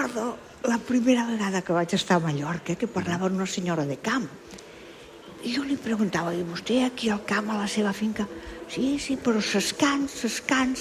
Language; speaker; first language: Catalan; non-native, local second language; Spanish